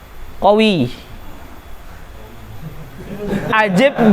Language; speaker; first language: Arabic; non-native, fluent; Indonesian